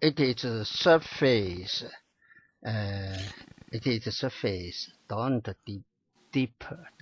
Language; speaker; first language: English; non-native, learner; Chinese